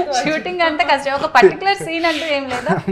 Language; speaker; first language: Telugu; native; Telugu